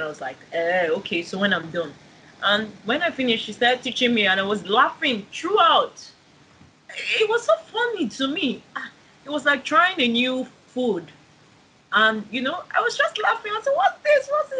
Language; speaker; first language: English; non-native, local second language; Igbo